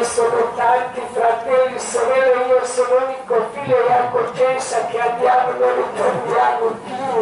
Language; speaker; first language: Italian; non-native, learner; Croatian